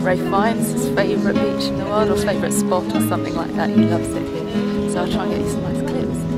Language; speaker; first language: English; native; English